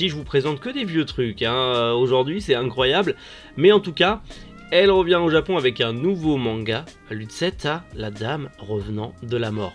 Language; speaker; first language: French; native; French